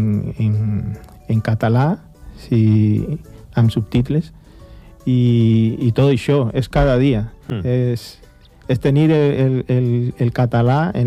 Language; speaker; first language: Catalan; non-native, fluent; Spanish